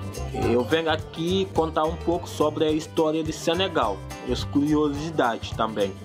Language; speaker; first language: Portuguese; non-native, fluent; Wolof